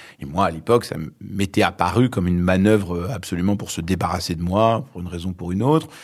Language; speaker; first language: French; early bilingual, other home language; Arabic